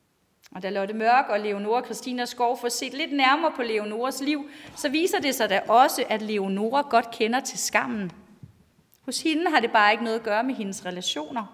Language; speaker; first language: Danish; native; Danish